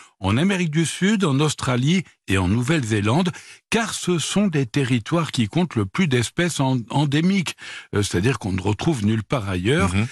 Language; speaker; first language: French; native; French